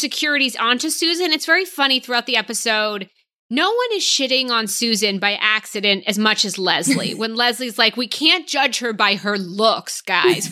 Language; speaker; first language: English; native; English